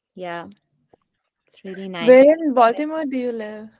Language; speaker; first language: English; non-native, local second language; Hindi